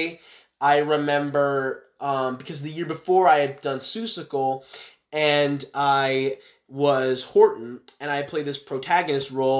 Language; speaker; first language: English; native; English